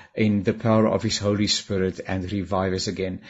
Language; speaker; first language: English; non-native, local second language; Afrikaans